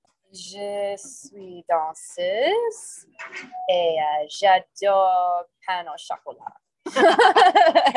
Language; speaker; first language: French; non-native, learner; English